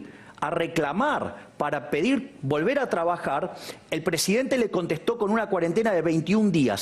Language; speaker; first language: Spanish; native; Spanish